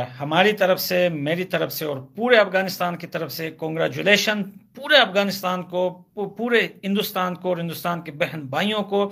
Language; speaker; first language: Urdu; non-native, fluent; Pashto